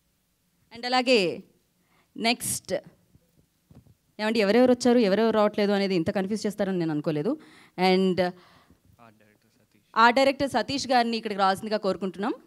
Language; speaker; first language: Telugu; native; Telugu